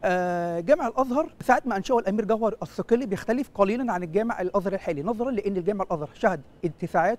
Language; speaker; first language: Arabic; native; Arabic